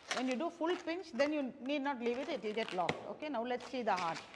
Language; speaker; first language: English; non-native, local second language; Tamil